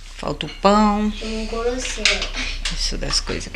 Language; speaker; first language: Portuguese; native; Portuguese